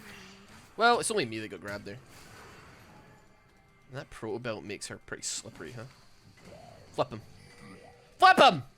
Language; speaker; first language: English; native; English